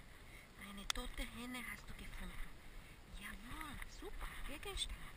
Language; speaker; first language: German; non-native, learner; Slovak